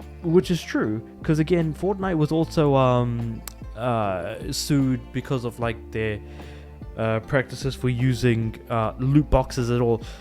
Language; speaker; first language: English; native; English